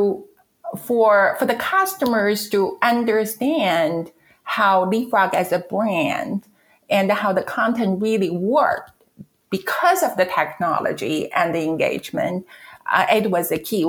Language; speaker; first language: English; non-native, fluent; Chinese